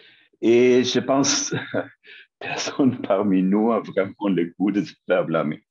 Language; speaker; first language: French; non-native, fluent; German